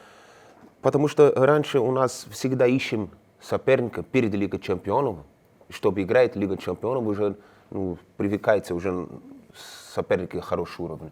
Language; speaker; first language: Russian; non-native, learner; Spanish